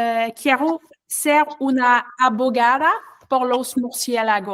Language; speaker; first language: Spanish; non-native, learner; French